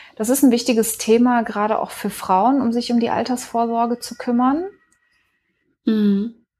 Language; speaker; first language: German; early bilingual, heritage; German